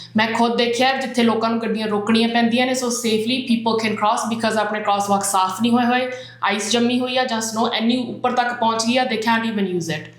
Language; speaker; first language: Punjabi; early bilingual, heritage; Punjabi